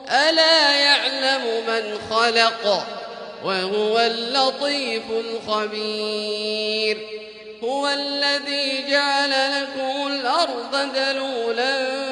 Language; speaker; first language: Arabic; native; Arabic